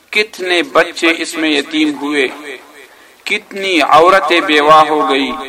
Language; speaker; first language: Urdu; non-native, local second language; Pashto